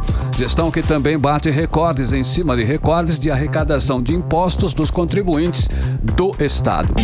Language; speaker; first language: Portuguese; native; Portuguese